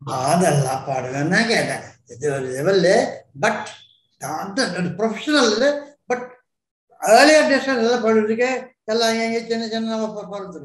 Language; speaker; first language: Tamil; non-native, local second language; Telugu